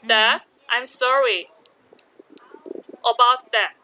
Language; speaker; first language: English; non-native, learner; Korean